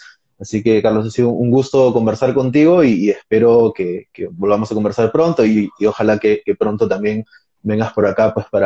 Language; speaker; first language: Spanish; native; Spanish